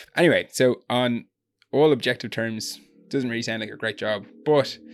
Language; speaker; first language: English; native; English